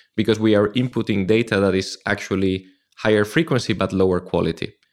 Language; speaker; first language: English; non-native, fluent; Spanish